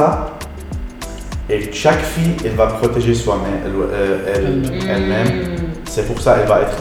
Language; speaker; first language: French; non-native, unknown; Arabic